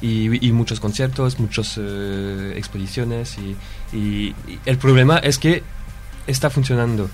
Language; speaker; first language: Spanish; non-native, fluent; French